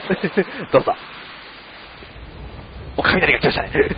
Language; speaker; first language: Japanese; native; Japanese